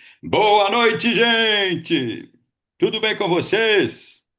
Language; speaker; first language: Portuguese; native; Portuguese